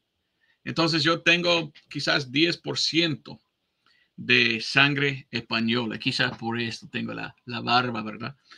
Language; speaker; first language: Spanish; non-native, fluent; English